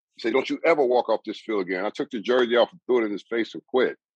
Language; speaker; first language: English; native; English